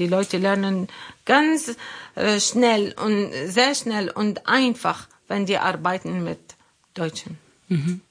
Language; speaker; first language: German; non-native, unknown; Arabic